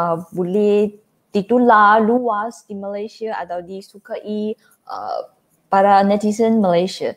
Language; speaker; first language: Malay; non-native, fluent; Chinese